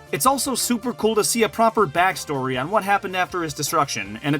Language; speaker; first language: English; native; English